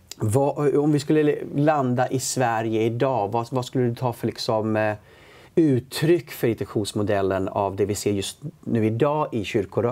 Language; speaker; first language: Swedish; native; Swedish